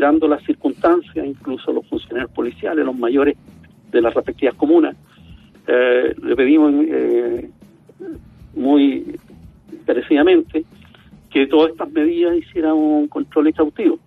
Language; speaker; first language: Spanish; native; Spanish